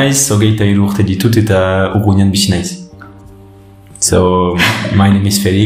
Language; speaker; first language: English; non-native, fluent; French